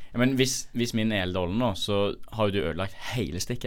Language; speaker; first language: Norwegian; native; Norwegian